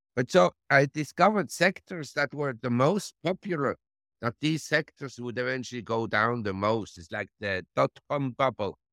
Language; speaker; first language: English; non-native, fluent; German